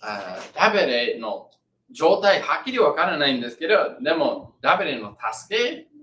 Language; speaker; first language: Japanese; non-native, learner; English